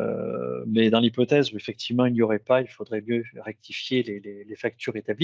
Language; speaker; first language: French; native; French